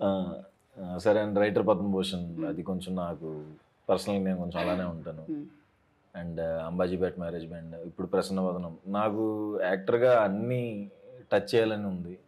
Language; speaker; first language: Telugu; native; Telugu